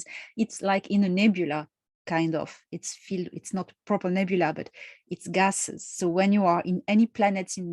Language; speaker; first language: English; non-native, fluent; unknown